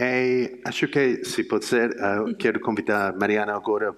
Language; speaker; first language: Portuguese; non-native, learner; English